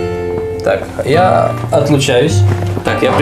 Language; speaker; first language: Russian; native; Russian